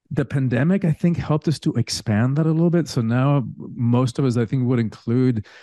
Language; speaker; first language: English; early bilingual, other home language; Spanish